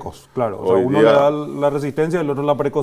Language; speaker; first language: Spanish; native; Spanish